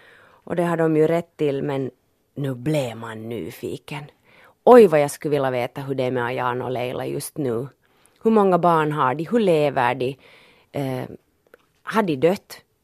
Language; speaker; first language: Swedish; native; Swedish